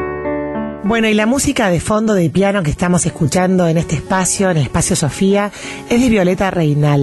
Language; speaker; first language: Spanish; native; Spanish